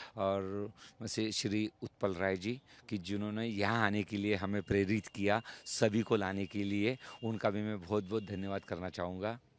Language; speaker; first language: Hindi; native; Hindi